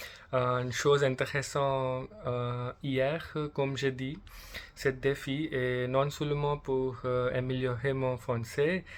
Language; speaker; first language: French; non-native, learner; English